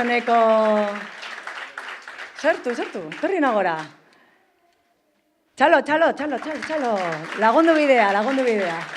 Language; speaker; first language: Basque; native; Basque